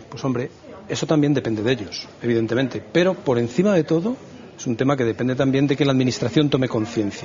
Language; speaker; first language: Spanish; native; Spanish